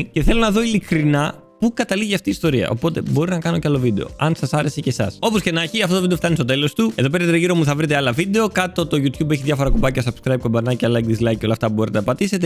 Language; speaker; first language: Greek; native; Greek